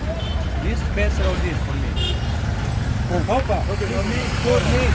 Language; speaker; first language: English; non-native, learner; Slovenian